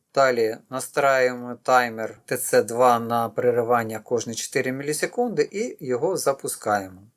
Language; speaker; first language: Ukrainian; non-native, local second language; Russian